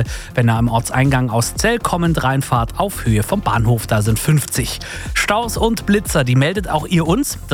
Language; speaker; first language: German; native; German